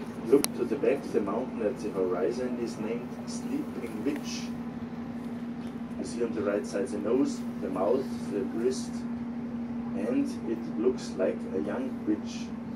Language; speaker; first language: English; non-native, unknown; German